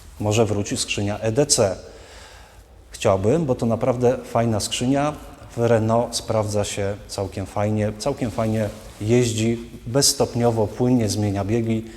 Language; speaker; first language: Polish; native; Polish